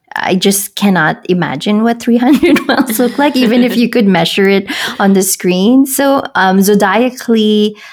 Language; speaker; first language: English; non-native, local second language; Filipino